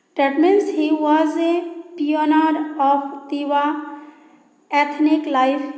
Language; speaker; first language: English; non-native, local second language; Assamese